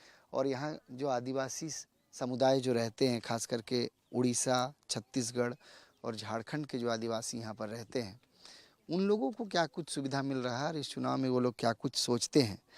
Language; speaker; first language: Hindi; native; Hindi